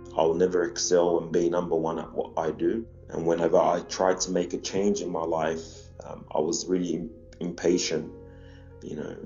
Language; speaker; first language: English; early bilingual, other home language; Arabic